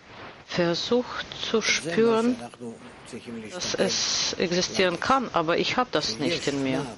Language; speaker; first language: German; non-native, fluent; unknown